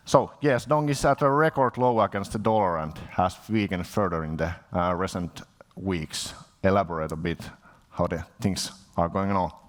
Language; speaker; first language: English; non-native, fluent; Finnish